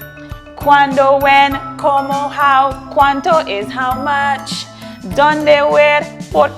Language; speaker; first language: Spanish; non-native, fluent; English